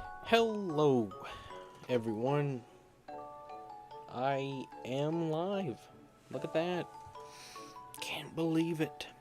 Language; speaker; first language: English; native; English